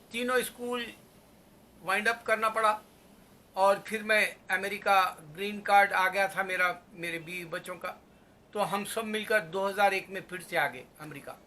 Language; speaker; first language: Urdu; native; Urdu